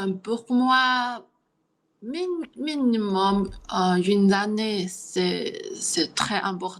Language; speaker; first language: French; non-native, learner; Chinese